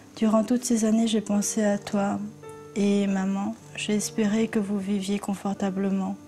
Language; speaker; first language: French; early bilingual, other home language; Korean